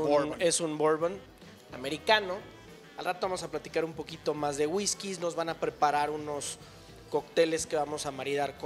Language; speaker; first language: Spanish; native; Spanish